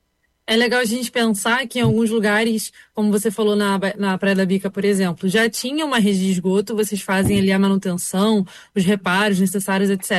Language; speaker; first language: Portuguese; native; Portuguese